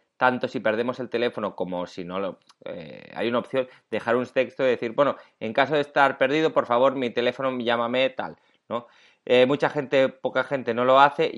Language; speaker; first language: Spanish; native; Spanish